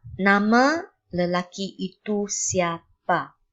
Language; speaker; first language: Malay; non-native, local second language; Chinese